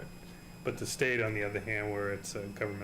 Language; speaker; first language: English; native; English